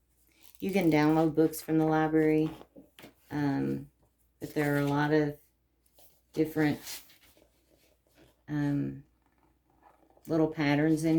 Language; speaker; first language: English; native; English